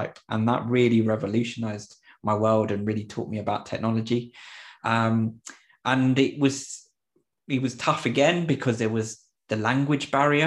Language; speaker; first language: English; early bilingual, other home language; Spanish